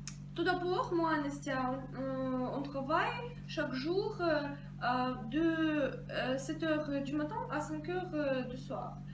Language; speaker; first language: French; non-native, fluent; Russian